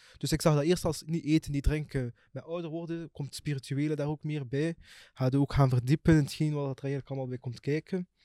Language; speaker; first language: Dutch; early bilingual, other home language; Arabic